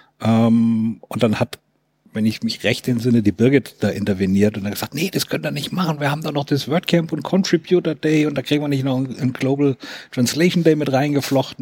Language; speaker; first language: German; native; German